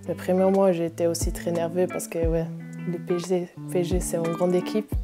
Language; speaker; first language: French; non-native, learner; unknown